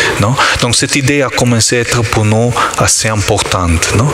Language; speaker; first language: French; non-native, learner; Italian